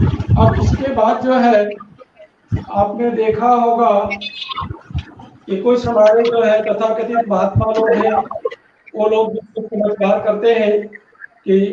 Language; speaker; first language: Hindi; native; Hindi